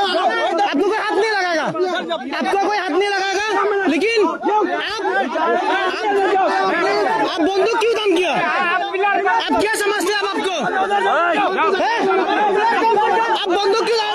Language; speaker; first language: Hindi; non-native, learner; Bangla